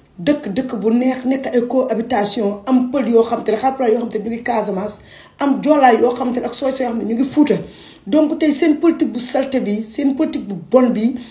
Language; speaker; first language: Wolof; non-native, local second language; Fula